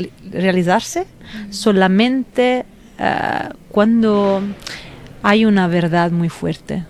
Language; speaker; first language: Spanish; non-native, fluent; Italian